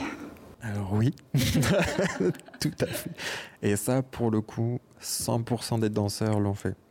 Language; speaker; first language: French; native; French